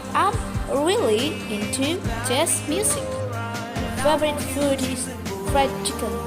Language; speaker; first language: English; non-native, fluent; Indonesian